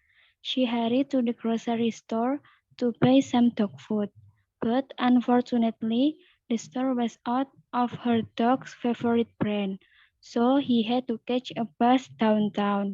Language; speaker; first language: English; non-native, learner; Indonesian